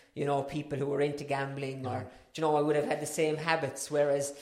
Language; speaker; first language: English; native; English